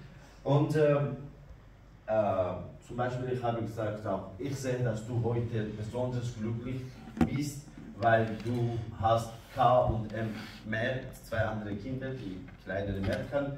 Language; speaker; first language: German; non-native, learner; Kurdish